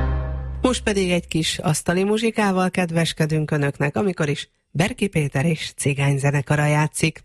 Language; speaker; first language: Hungarian; native; Hungarian